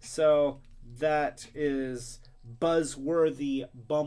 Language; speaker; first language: English; native; English